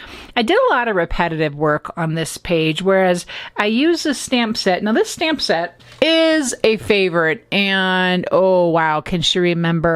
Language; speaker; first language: English; native; English